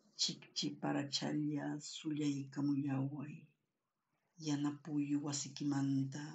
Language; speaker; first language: Spanish; non-native, local second language; Quechua